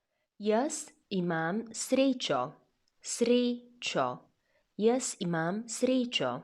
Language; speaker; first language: Slovenian; non-native, fluent; Chinese